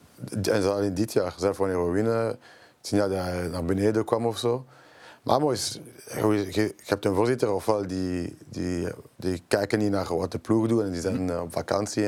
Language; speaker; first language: Dutch; non-native, local second language; French